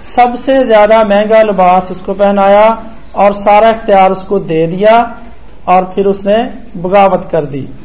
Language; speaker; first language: Urdu; non-native, local second language; Punjabi